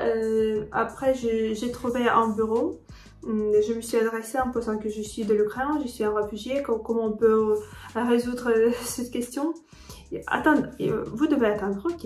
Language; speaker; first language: French; non-native, fluent; Ukrainian